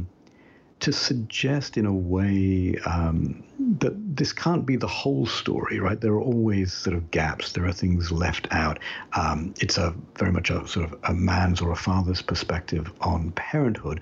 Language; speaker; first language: English; native; English